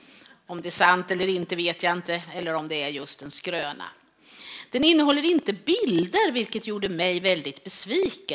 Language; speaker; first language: Swedish; native; Swedish